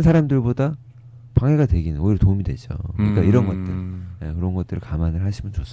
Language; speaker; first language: Korean; native; Korean